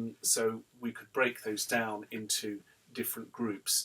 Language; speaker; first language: English; native; English